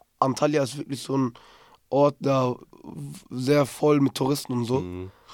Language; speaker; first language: German; early bilingual, other home language; Turkish